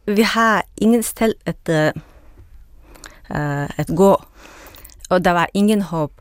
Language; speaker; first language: Danish; non-native, fluent; Russian